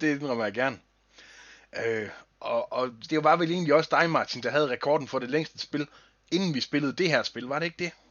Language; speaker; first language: Danish; native; Danish